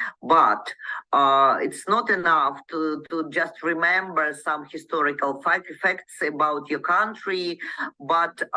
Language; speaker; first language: English; non-native, learner; Ukrainian